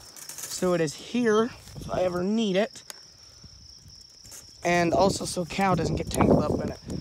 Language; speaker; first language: English; native; English